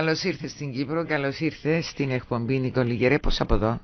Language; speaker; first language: Greek; native; Greek